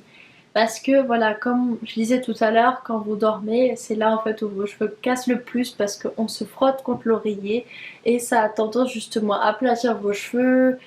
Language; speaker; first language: French; native; French